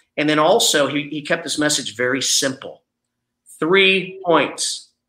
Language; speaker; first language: English; native; English